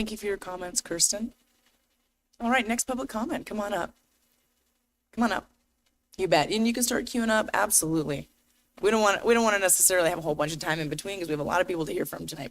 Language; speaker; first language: English; native; English